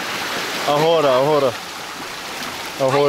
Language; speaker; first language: Spanish; non-native, learner; English